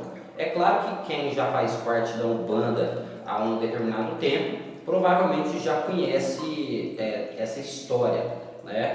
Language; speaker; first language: Portuguese; native; Portuguese